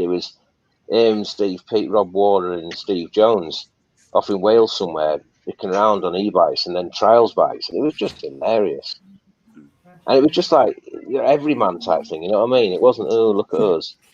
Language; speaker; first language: English; native; English